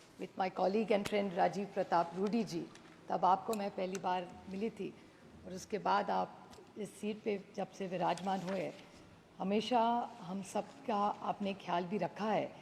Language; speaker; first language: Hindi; non-native, local second language; Marathi